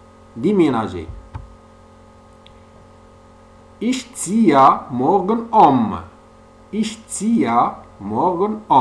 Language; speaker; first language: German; non-native, fluent; French